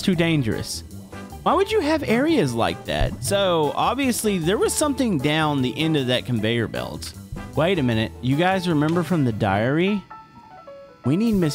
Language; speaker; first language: English; native; English